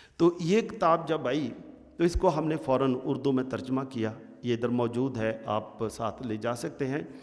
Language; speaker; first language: Urdu; non-native, local second language; Punjabi